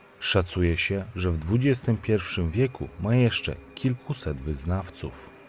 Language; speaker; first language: Polish; native; Polish